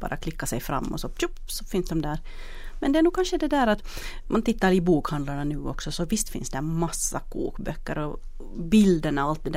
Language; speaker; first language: Swedish; native; Swedish